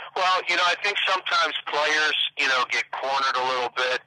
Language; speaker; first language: English; native; English